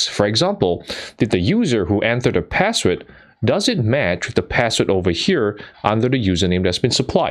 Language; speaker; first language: English; non-native, fluent; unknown